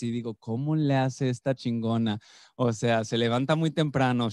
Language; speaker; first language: Spanish; native; Spanish